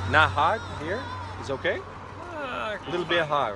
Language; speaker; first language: English; non-native, learner; Tajik